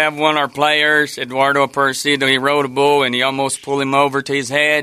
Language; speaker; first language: English; non-native, fluent; Portuguese